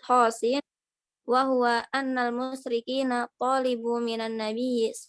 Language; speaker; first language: Arabic; non-native, learner; Indonesian